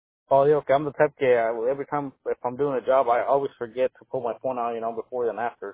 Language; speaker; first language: English; early bilingual, other home language; Spanish